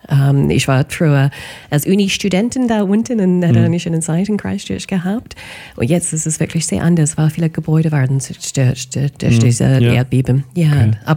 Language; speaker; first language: German; non-native, fluent; English